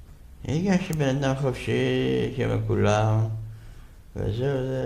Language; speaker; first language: Hebrew; non-native, fluent; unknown